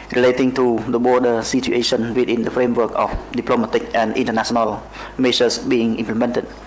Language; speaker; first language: English; non-native, fluent; Khmer